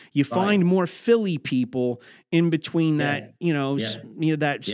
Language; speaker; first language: English; native; English